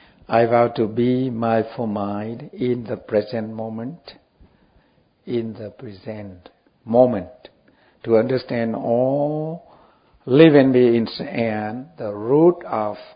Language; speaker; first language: English; non-native, learner; Vietnamese